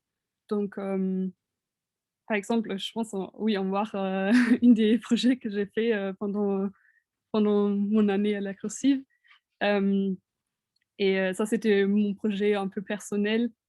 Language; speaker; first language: French; non-native, fluent; German